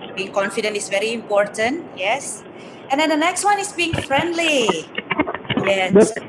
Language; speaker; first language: English; non-native, fluent; Malay